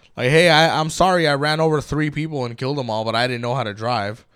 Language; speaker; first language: English; early bilingual, other home language; Spanish